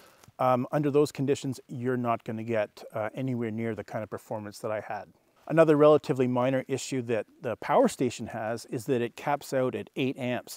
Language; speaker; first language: English; native; English